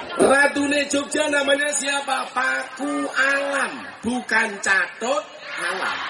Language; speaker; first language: Indonesian; non-native, local second language; Javanese